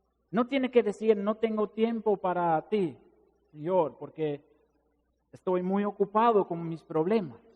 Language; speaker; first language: Spanish; non-native, fluent; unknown